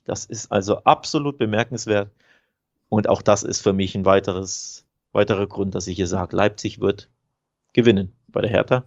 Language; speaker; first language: German; native; German